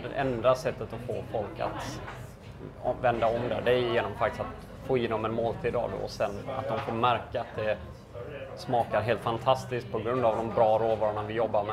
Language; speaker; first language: Swedish; native; Swedish